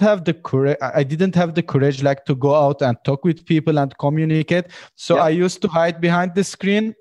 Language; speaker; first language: English; non-native, fluent; Armenian